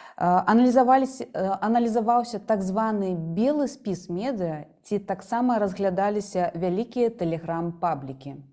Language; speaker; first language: Belarusian; native; Belarusian